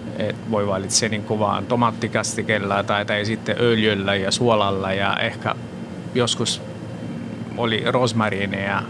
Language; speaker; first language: Finnish; non-native, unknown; Italian